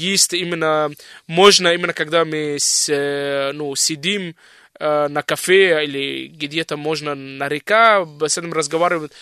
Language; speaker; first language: Russian; non-native, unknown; Arabic